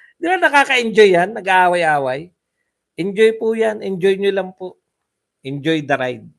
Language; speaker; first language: Filipino; non-native, local second language; Cebuano